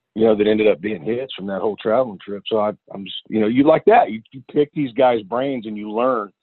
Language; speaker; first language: English; native; English